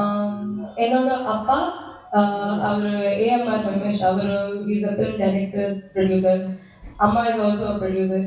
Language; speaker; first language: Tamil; non-native, learner; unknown